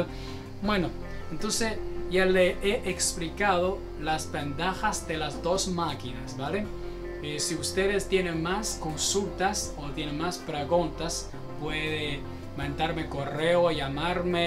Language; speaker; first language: Spanish; non-native, learner; Chinese